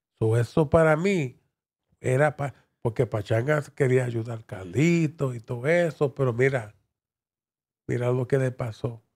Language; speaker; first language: Spanish; early bilingual, heritage; Spanish